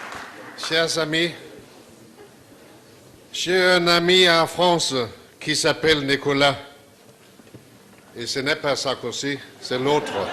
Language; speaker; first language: French; non-native, fluent; Danish